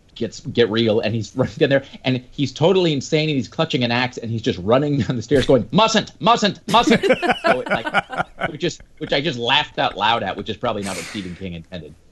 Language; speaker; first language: English; native; English